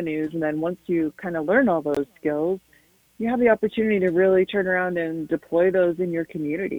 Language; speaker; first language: English; native; English